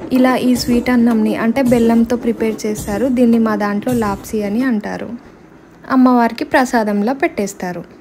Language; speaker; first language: Telugu; non-native, local second language; Lambadi